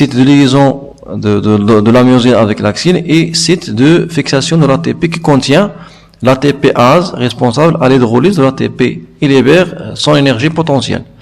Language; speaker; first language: French; non-native, local second language; Arabic